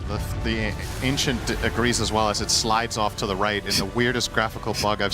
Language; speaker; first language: English; native; English